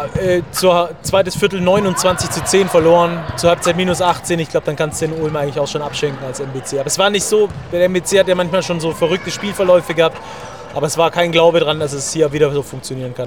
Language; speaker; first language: German; native; German